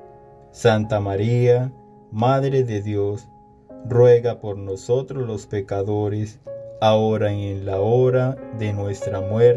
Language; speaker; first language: Spanish; native; Spanish